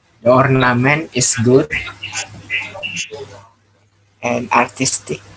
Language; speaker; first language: English; non-native, learner; Indonesian